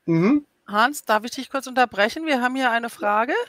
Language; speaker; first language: German; native; German